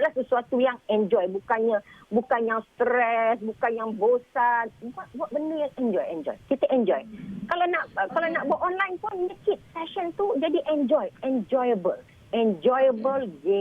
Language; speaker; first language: Malay; native; Malay